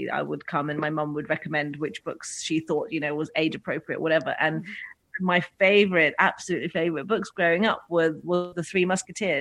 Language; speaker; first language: English; non-native, fluent; Russian